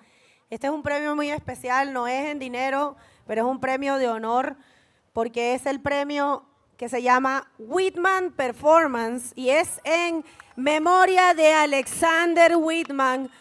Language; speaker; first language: Spanish; native; Spanish